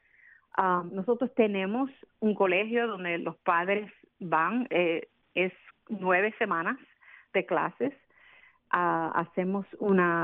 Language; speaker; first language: Spanish; early bilingual, other home language; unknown